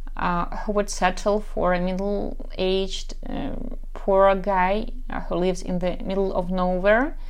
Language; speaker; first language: English; non-native, fluent; Ukrainian